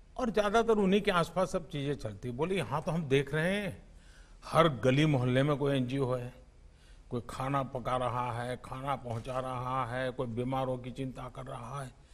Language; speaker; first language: Hindi; non-native, local second language; Gujarati